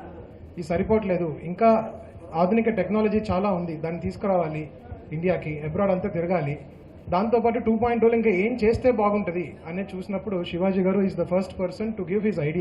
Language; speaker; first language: Telugu; native; Telugu